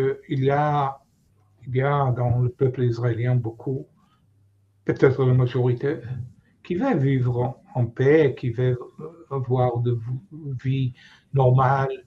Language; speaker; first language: French; non-native, fluent; Hebrew